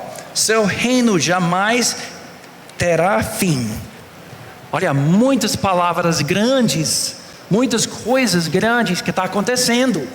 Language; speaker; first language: Portuguese; non-native, fluent; English